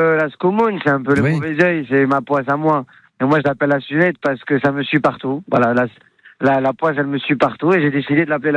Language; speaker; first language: French; non-native, local second language; Arabic